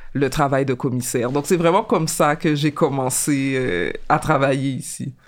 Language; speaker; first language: French; native; French